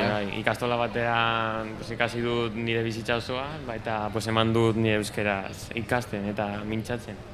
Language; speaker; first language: Basque; non-native, local second language; Spanish